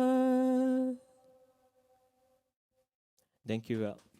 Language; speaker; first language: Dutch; non-native, learner; Persian